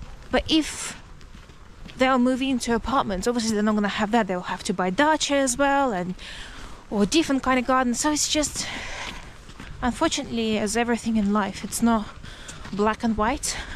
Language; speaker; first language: English; non-native, fluent; Russian